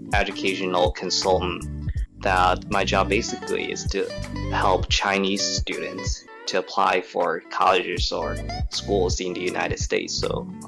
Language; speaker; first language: English; non-native, fluent; Chinese